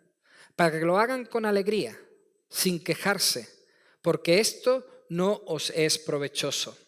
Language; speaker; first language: Spanish; native; Spanish